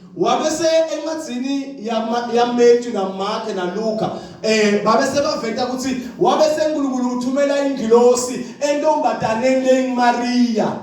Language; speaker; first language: Zulu; non-native, local second language; Swati